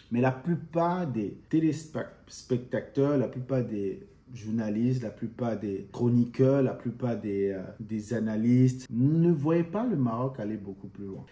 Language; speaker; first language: French; non-native, local second language; Fon